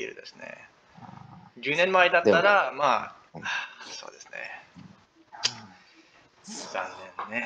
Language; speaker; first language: Japanese; non-native, learner; English